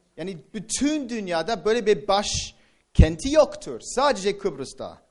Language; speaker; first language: Turkish; non-native, fluent; English